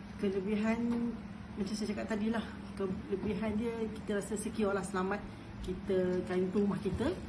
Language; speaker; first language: Malay; native; Malay